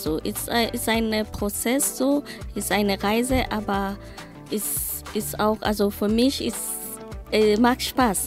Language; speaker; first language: German; non-native, learner; Swahili